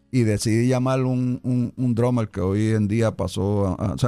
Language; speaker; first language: Spanish; early bilingual, heritage; Spanish